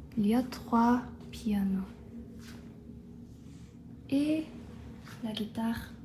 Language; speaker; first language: French; non-native, fluent; Korean